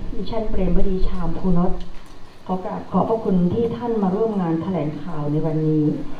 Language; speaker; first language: Thai; native; Thai